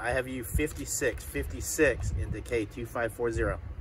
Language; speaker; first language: English; native; English